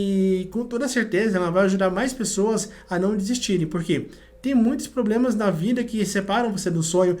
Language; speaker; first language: Portuguese; native; Portuguese